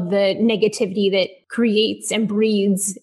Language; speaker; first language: English; native; English